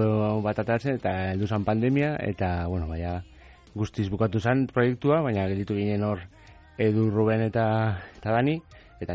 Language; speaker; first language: Basque; native; Basque